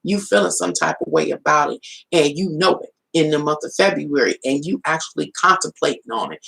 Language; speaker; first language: English; native; English